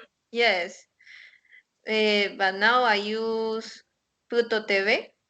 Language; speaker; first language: English; non-native, learner; Spanish